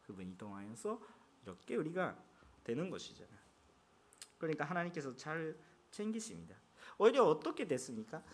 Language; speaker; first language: Korean; non-native, fluent; Japanese